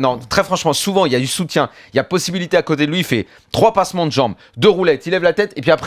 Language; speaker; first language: French; native; French